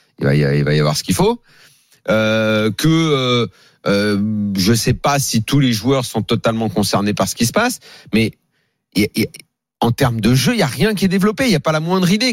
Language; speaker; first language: French; native; French